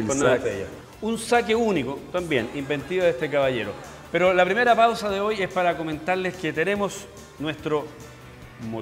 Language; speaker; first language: Spanish; native; Spanish